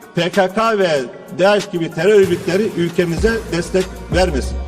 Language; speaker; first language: Turkish; native; Turkish